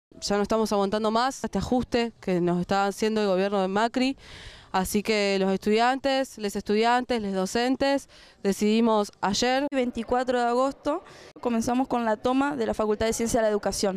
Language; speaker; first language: Spanish; native; Spanish